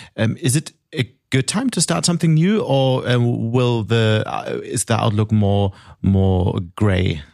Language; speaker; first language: English; non-native, fluent; German